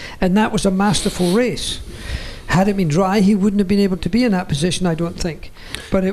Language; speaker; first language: English; native; English